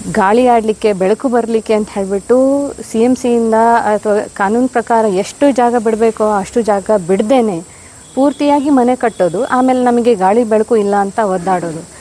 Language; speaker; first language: Kannada; native; Kannada